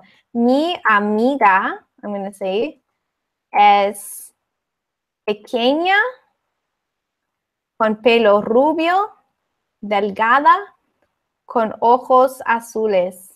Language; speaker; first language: Spanish; non-native, fluent; English